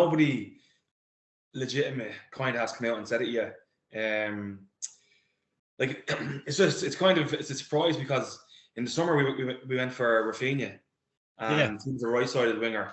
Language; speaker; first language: English; native; English